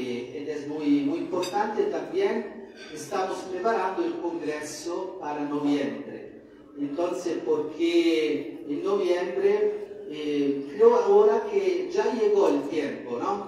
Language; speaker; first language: Spanish; non-native, fluent; Italian